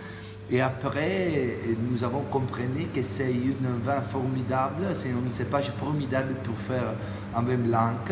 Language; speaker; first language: French; non-native, learner; Italian